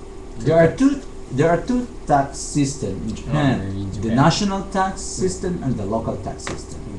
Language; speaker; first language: English; non-native, fluent; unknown